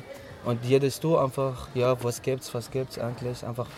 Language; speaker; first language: German; non-native, learner; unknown